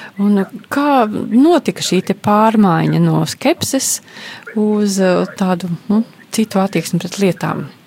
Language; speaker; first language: Latvian; native; Latvian